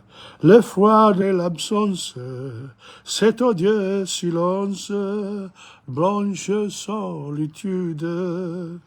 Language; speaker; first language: French; non-native, fluent; English